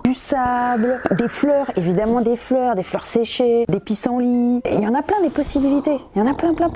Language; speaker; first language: French; native; French